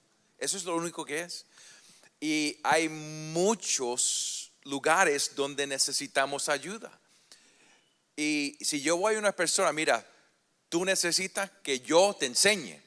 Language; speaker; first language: Spanish; early bilingual, heritage; Spanish